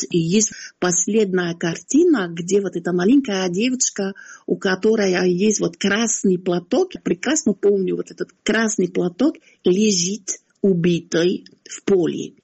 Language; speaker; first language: Russian; non-native, fluent; French